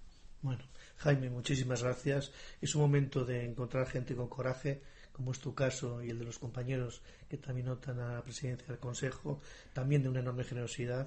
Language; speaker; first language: Spanish; native; Spanish